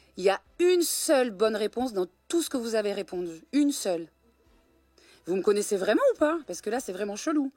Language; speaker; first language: French; native; French